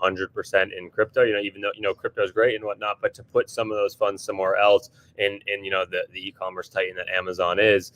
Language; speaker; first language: English; native; English